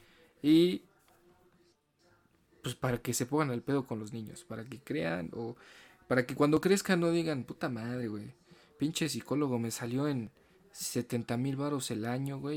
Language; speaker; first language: Spanish; native; Spanish